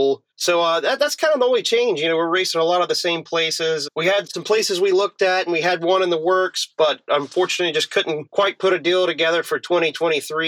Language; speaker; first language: English; native; English